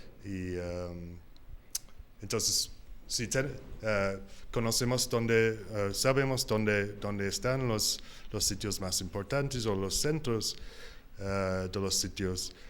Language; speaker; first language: Spanish; non-native, learner; English